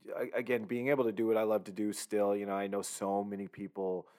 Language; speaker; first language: English; native; English